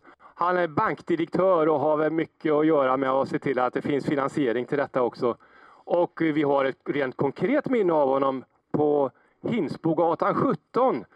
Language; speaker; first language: Swedish; native; Swedish